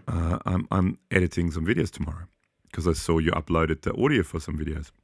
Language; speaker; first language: English; non-native, fluent; German